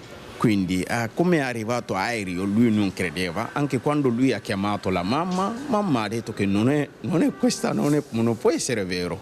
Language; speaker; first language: Italian; non-native, learner; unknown